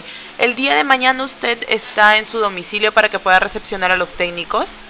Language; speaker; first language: Spanish; native; Spanish